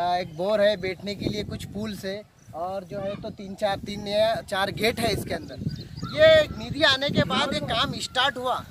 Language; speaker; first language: Hindi; non-native, local second language; Urdu